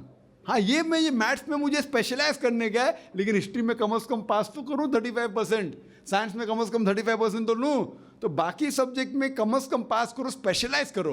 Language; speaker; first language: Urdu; non-native, local second language; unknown